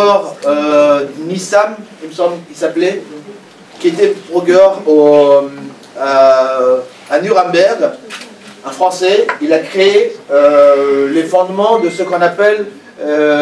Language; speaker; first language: French; non-native, fluent; Persian